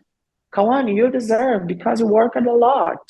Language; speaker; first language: English; non-native, learner; Portuguese